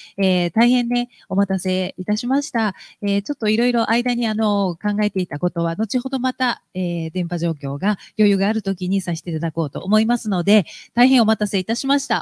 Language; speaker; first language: Japanese; native; Japanese